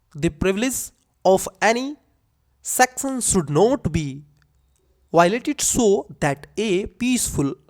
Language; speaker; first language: English; non-native, local second language; Hindi